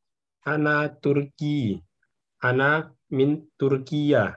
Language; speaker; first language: Arabic; non-native, learner; Indonesian